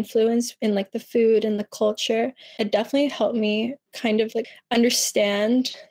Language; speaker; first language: English; early bilingual, other home language; Spanish